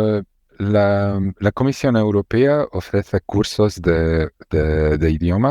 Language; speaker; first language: Spanish; non-native, learner; Hungarian